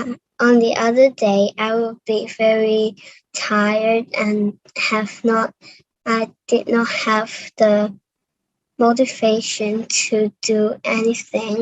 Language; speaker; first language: English; non-native, learner; Cantonese